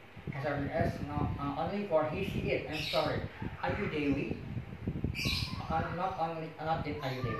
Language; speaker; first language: English; non-native, learner; Indonesian